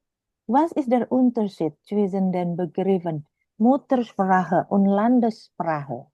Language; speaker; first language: German; non-native, fluent; Indonesian